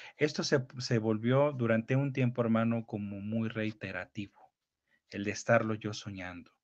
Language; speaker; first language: Spanish; native; Spanish